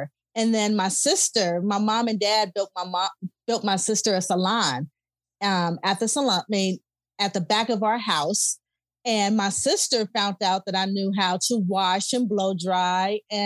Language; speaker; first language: English; native; English